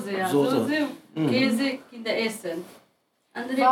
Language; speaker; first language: German; non-native, learner; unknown